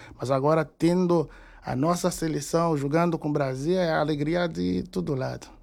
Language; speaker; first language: Portuguese; non-native, fluent; Haitian Creole